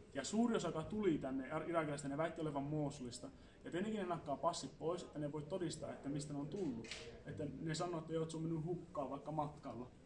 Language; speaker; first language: Finnish; early bilingual, other home language; Assyrian Neo-Aramaic